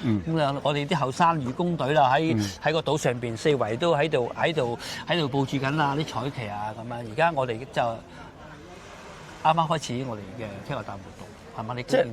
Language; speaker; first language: Cantonese; native; Cantonese